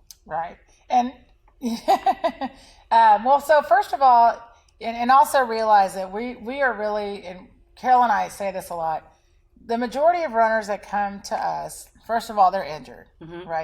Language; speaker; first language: English; native; English